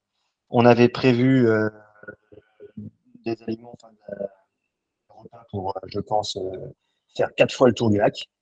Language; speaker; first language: French; native; French